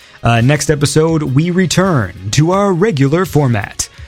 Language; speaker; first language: English; native; English